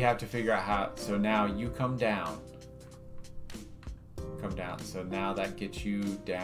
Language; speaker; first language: English; native; English